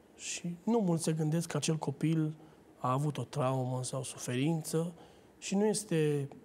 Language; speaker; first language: Romanian; native; Romanian